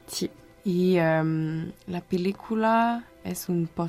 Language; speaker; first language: Spanish; non-native, learner; French